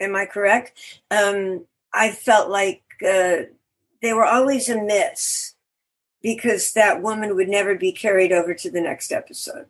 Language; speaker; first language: English; native; English